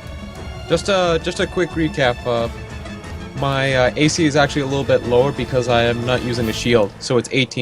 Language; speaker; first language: English; native; English